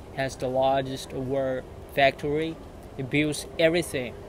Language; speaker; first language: English; non-native, fluent; Chinese